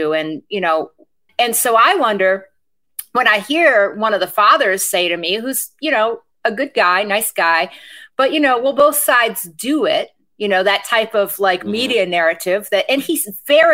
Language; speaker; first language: English; native; English